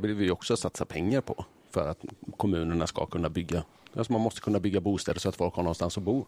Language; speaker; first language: Swedish; native; Swedish